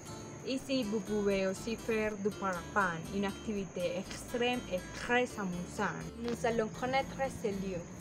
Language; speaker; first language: French; non-native, learner; Spanish